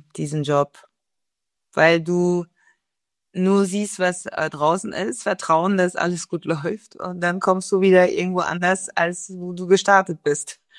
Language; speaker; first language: German; non-native, fluent; French